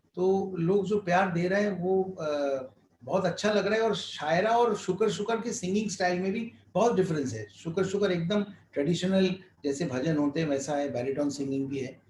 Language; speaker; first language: Hindi; non-native, local second language; Bangla